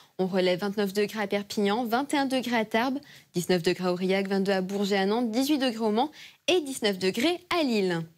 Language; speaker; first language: French; native; French